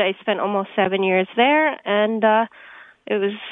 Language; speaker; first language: English; native; English